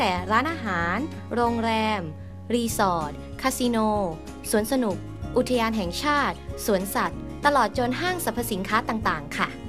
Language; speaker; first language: Thai; native; Thai